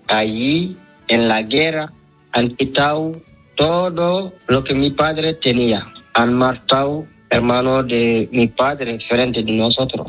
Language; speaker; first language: Spanish; non-native, learner; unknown